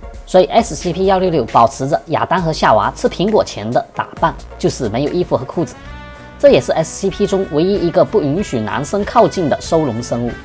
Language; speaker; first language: Chinese; native; Chinese